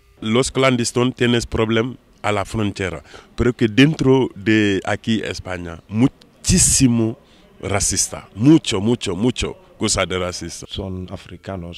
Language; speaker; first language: Spanish; non-native, learner; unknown